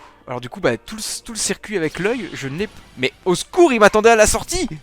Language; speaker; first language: French; native; French